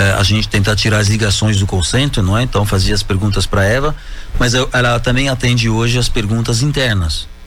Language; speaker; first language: Portuguese; non-native, fluent; French